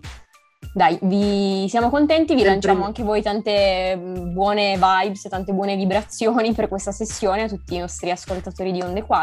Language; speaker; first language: Italian; native; Italian